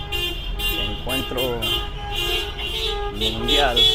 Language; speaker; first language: Spanish; native; Spanish